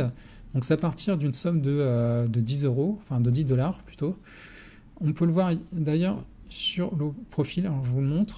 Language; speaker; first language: French; native; French